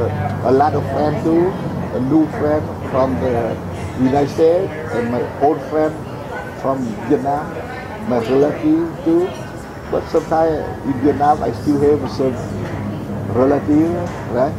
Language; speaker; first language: English; non-native, learner; Vietnamese